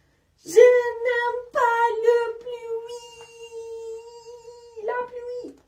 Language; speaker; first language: French; non-native, fluent; English